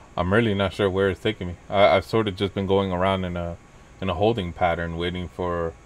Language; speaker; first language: English; early bilingual, other home language; Spanish